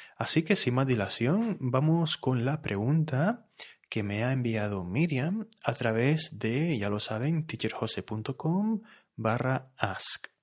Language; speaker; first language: Spanish; native; Spanish